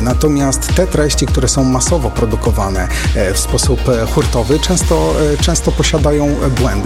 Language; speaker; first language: Polish; native; Polish